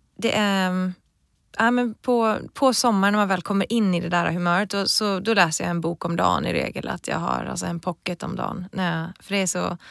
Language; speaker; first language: Swedish; native; Swedish